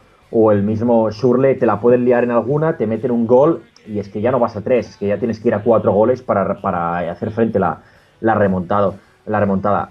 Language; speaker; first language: Spanish; native; Spanish